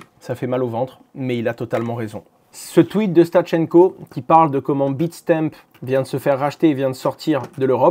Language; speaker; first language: French; native; French